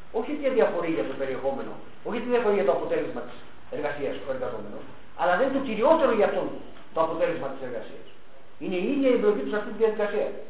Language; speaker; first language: Greek; early bilingual, heritage; Greek